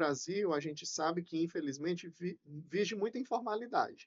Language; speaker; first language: Portuguese; native; Portuguese